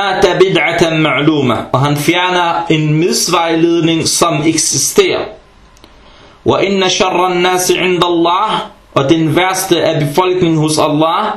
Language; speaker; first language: Danish; early bilingual, other home language; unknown